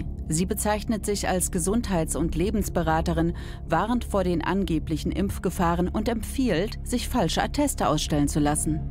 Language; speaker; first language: German; native; German